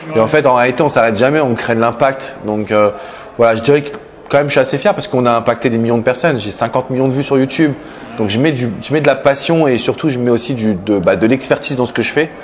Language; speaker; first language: French; native; French